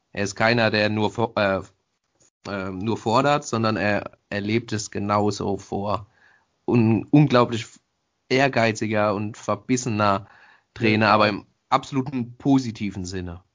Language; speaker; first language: German; native; German